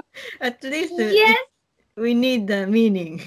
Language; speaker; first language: English; non-native, learner; Japanese